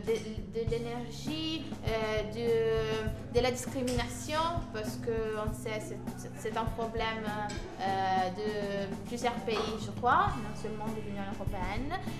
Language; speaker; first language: French; non-native, learner; Italian